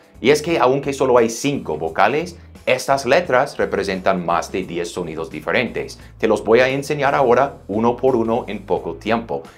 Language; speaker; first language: Spanish; non-native, fluent; English